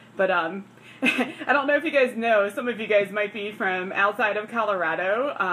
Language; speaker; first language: English; native; English